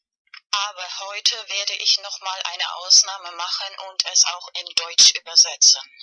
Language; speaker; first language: German; non-native, fluent; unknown